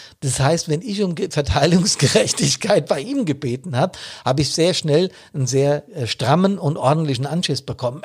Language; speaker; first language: German; native; German